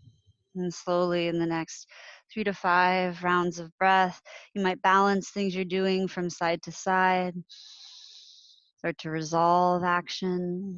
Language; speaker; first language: English; native; English